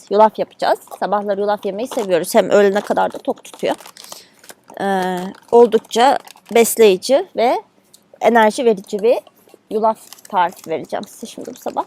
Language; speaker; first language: Turkish; native; Turkish